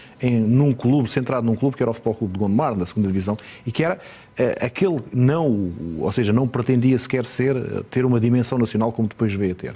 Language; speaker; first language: Portuguese; native; Portuguese